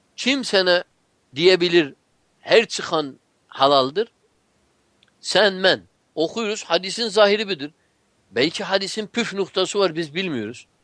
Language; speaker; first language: Turkish; non-native, fluent; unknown